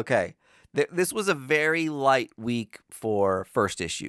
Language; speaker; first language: English; native; English